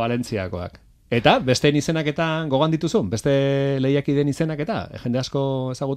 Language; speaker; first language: Basque; native; Basque